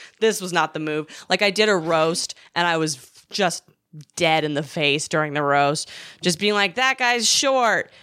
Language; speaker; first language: English; native; English